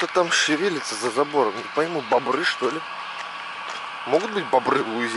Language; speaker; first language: Russian; native; Russian